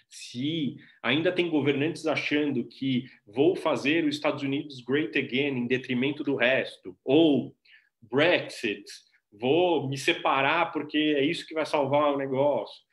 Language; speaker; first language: Portuguese; native; Portuguese